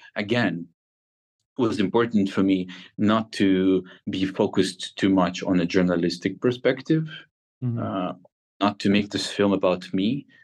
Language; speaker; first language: English; non-native, fluent; Ukrainian